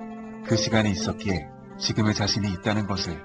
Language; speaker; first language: Korean; native; Korean